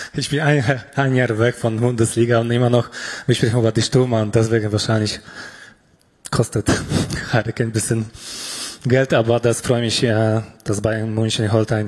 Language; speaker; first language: German; non-native, fluent; Polish